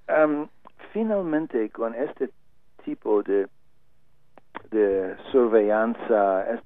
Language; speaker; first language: Spanish; non-native, learner; English